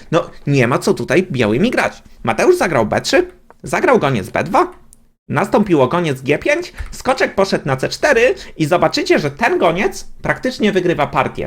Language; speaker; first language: Polish; native; Polish